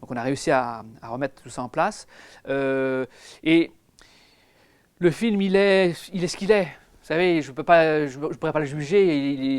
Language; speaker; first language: French; native; French